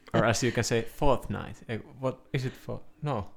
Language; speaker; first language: English; non-native, fluent; Finnish